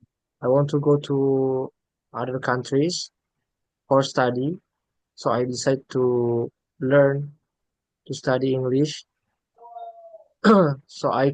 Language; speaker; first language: English; non-native, learner; Indonesian